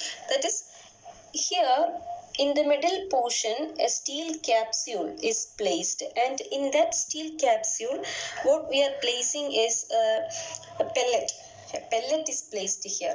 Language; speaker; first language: English; non-native, local second language; Malayalam